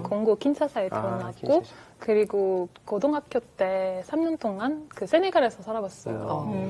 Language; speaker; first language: Korean; non-native, fluent; French